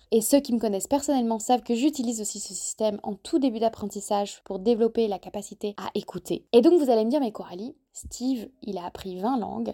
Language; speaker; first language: French; native; French